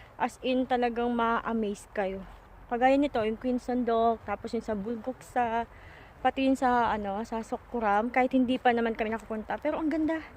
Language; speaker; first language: Filipino; native; Filipino